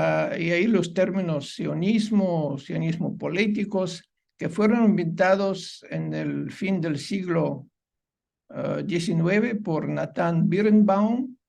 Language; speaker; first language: Spanish; non-native, fluent; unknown